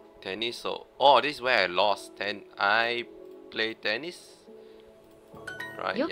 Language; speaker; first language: English; non-native, learner; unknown